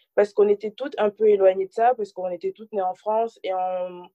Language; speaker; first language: French; native; French